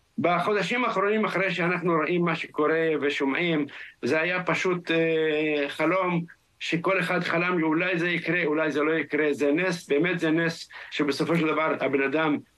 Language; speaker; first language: Hebrew; non-native, local second language; Arabic